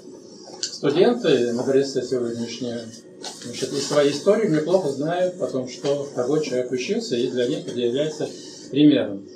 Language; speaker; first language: Russian; native; Russian